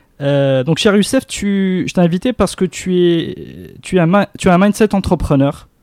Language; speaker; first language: French; non-native, local second language; Arabic